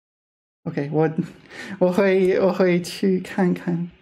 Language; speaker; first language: Chinese; non-native, fluent; English